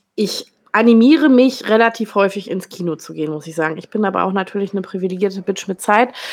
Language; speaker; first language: German; native; German